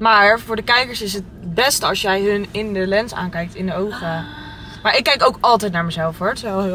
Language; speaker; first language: Dutch; native; Dutch